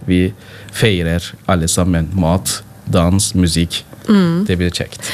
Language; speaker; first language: Norwegian; non-native, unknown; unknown